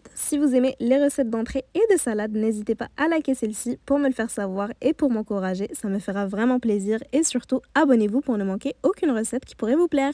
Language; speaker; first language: French; native; French